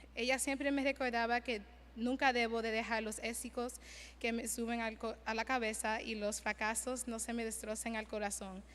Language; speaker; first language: Spanish; early bilingual, heritage; Spanish